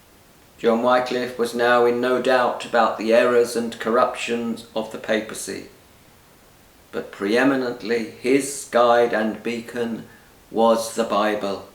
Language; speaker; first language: English; native; English